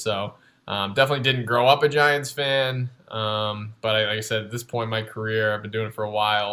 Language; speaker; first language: English; native; English